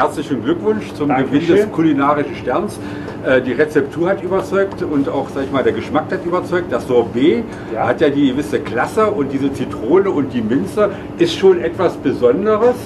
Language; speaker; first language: German; native; German